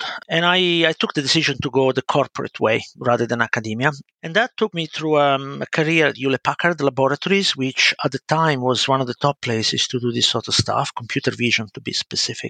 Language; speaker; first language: English; non-native, fluent; Italian